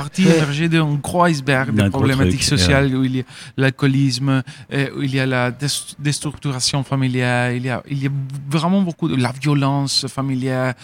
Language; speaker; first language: French; non-native, fluent; Spanish